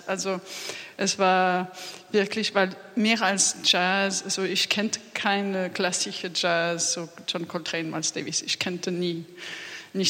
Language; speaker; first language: German; non-native, fluent; French